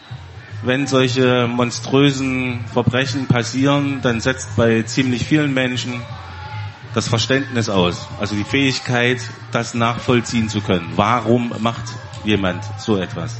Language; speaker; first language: German; native; German